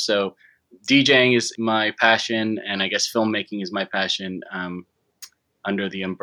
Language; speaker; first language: English; early bilingual, other home language; Japanese